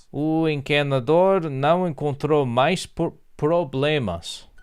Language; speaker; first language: Portuguese; non-native, learner; English